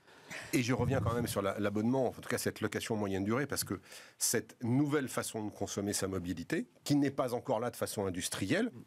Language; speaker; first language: French; native; French